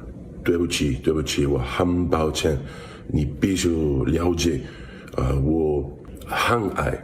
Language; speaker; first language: Chinese; non-native, learner; English